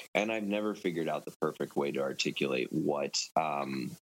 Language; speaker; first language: English; native; English